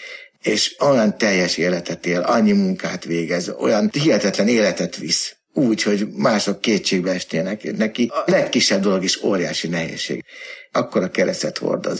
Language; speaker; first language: Hungarian; native; Hungarian